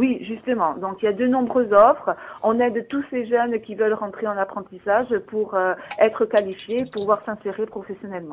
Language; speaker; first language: French; native; French